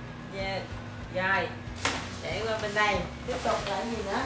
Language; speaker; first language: Vietnamese; native; Vietnamese